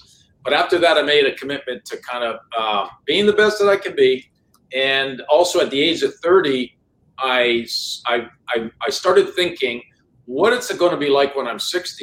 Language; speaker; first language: English; non-native, fluent; French